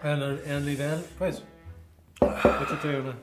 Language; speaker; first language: Spanish; non-native, fluent; English